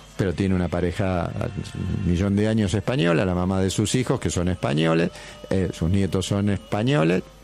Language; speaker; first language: Spanish; native; Spanish